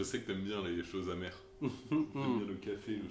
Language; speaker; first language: French; native; French